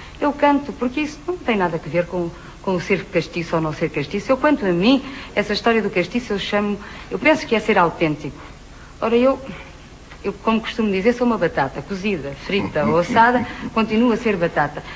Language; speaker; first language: Portuguese; native; Portuguese